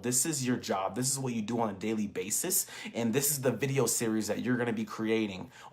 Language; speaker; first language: English; native; English